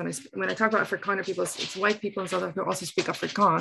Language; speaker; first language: English; non-native, local second language; Afrikaans